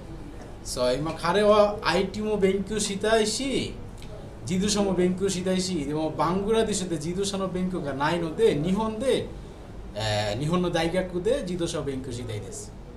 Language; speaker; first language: Japanese; non-native, learner; Bangla